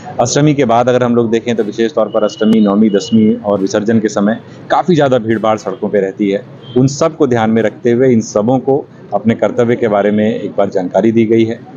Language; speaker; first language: Hindi; native; Hindi